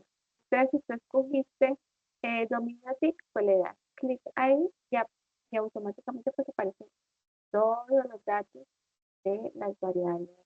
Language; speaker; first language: Spanish; native; Spanish